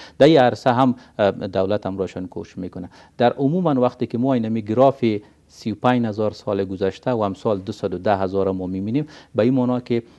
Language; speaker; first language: Persian; native; Persian